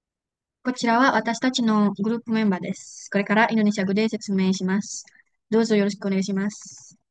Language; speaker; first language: Japanese; non-native, learner; Indonesian